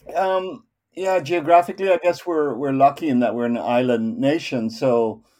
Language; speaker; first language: English; non-native, local second language; Filipino